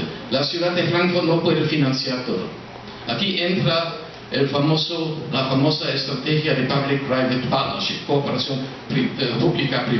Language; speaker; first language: Spanish; non-native, fluent; German